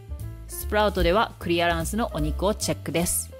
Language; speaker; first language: Japanese; native; Japanese